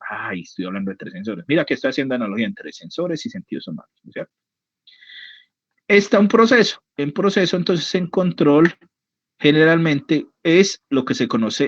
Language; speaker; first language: Spanish; native; Spanish